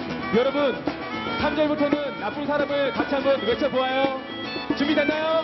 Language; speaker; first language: Korean; native; Korean